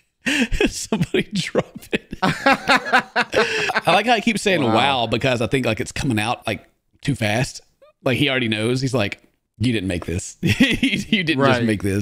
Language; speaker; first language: English; native; English